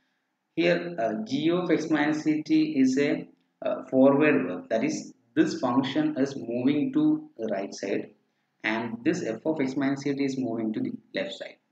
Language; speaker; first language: English; non-native, local second language; Malayalam